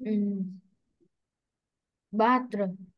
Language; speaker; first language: English; non-native, learner; Vietnamese